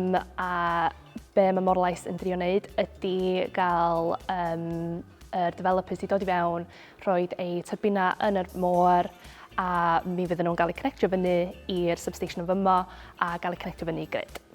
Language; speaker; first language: Welsh; native; Welsh